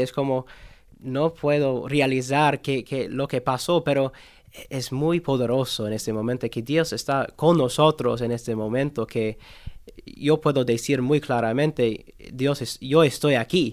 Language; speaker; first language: Spanish; non-native, learner; English